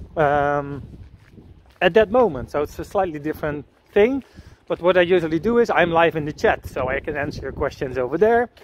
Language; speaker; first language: English; non-native, fluent; Dutch